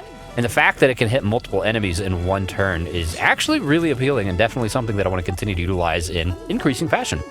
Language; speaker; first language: English; native; English